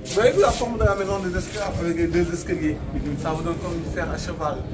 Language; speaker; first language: French; non-native, local second language; Wolof